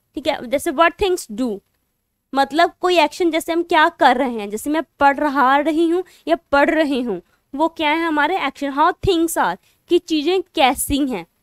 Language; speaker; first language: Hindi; non-native, local second language; Punjabi